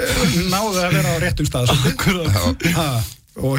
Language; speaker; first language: Icelandic; native; Icelandic